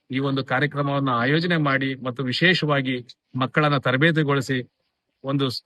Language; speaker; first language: Kannada; native; Kannada